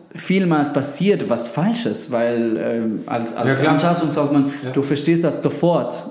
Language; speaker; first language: German; non-native, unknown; Arabic